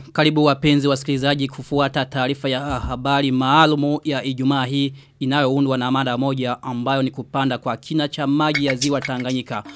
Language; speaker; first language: Swahili; non-native, local second language; Rundi